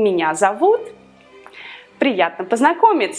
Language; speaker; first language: Russian; non-native, fluent; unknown